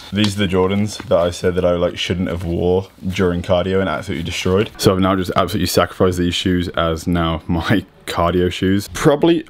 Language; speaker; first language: English; native; English